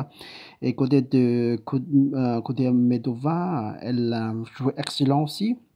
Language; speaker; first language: French; non-native, learner; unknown